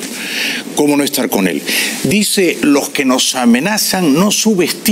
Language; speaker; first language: Spanish; native; Spanish